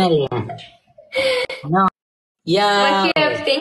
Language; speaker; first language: English; non-native, learner; Russian